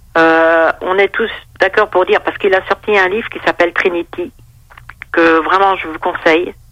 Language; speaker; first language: French; native; French